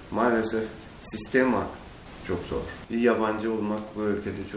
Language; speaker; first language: Turkish; non-native, learner; Azerbaijani